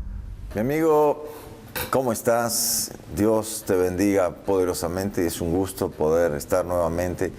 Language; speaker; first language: Spanish; native; Spanish